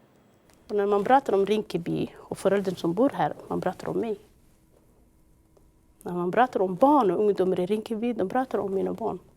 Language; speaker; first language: Swedish; non-native, fluent; Somali